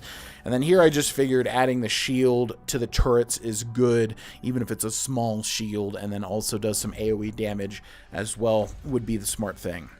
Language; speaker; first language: English; native; English